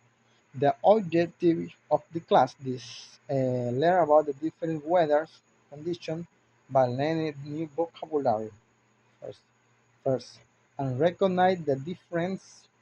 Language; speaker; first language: English; non-native, learner; Spanish